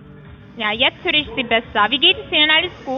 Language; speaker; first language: German; non-native, fluent; Russian